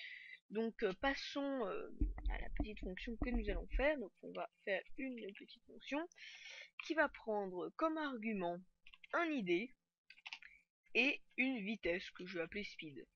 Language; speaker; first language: French; native; French